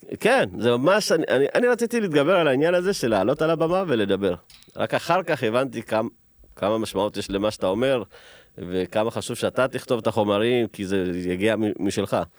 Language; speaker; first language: Hebrew; early bilingual, other home language; Amharic